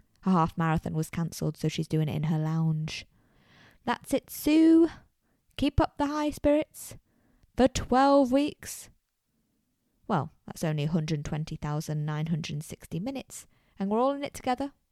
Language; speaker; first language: English; native; English